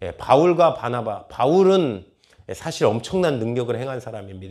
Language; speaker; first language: Korean; native; Korean